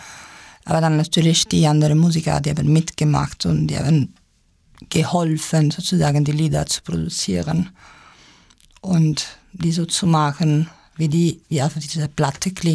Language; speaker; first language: German; non-native, fluent; Italian